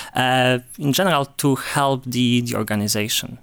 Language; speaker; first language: English; non-native, fluent; Polish